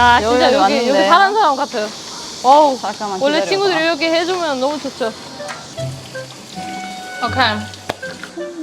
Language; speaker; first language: Korean; non-native, fluent; German